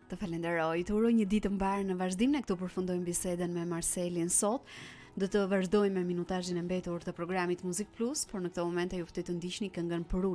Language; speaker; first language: Albanian; native; Albanian